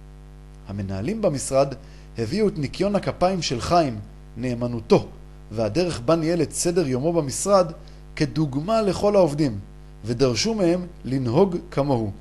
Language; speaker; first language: Hebrew; native; Hebrew